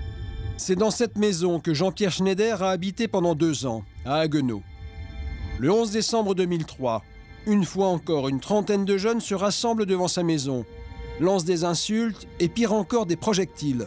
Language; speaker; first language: French; native; French